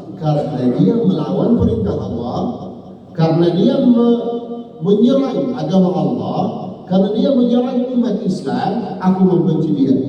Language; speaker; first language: Indonesian; non-native, learner; Arabic